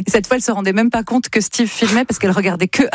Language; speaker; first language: French; native; French